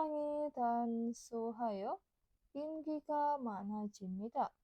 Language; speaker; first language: Korean; non-native, fluent; Indonesian